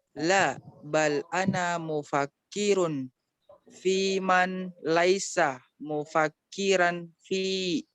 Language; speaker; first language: Arabic; non-native, learner; Indonesian